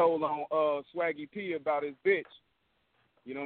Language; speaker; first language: English; native; English